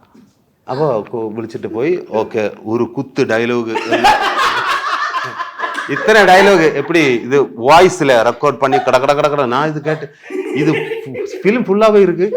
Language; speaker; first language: Tamil; non-native, learner; Malayalam